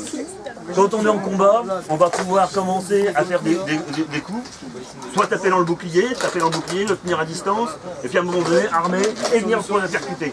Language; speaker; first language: French; native; French